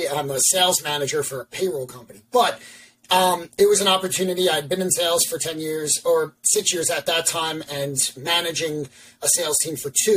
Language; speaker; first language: English; native; English